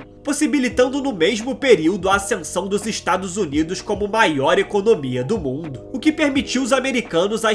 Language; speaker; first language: Portuguese; native; Portuguese